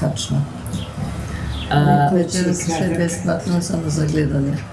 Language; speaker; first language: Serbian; early bilingual, heritage; Serbian